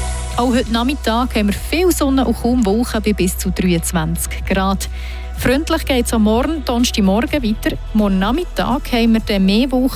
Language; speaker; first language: German; native; German